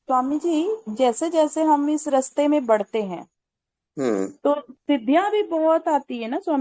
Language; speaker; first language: Hindi; native; Hindi